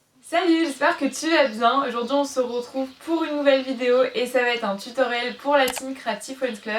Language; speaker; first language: French; native; French